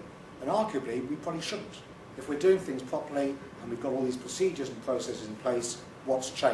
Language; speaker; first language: English; native; English